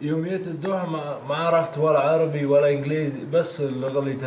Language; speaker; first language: Arabic; early bilingual, other home language; Italian